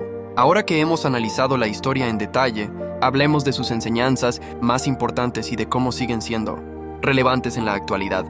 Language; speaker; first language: Spanish; native; Spanish